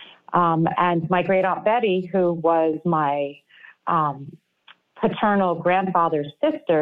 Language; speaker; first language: English; native; English